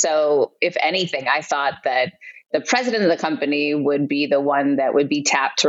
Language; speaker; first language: English; native; English